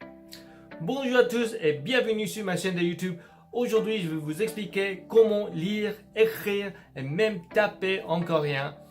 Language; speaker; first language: French; non-native, learner; Korean